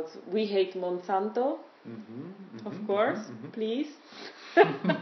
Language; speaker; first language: English; non-native, fluent; Czech